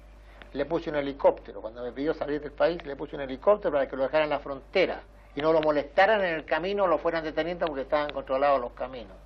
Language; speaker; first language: Spanish; native; Spanish